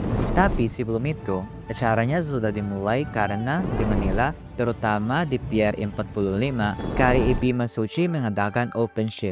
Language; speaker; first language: Indonesian; non-native, fluent; Filipino